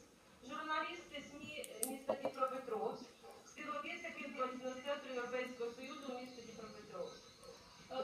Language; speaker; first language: Ukrainian; native; Ukrainian